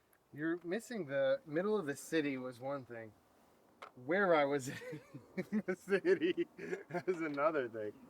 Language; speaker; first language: English; native; English